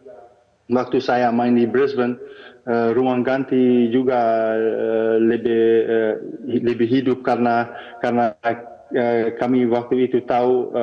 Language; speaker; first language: Indonesian; early bilingual, heritage; Dutch